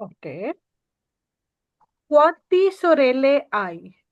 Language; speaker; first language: Italian; non-native, learner; Urdu